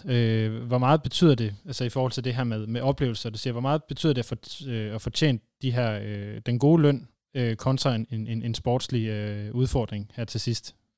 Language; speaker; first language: Danish; native; Danish